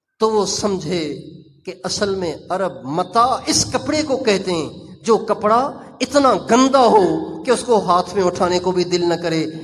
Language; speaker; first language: Urdu; non-native, local second language; Sindhi